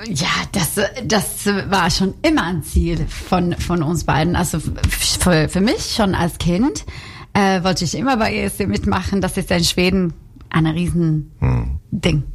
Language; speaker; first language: German; non-native, fluent; Swedish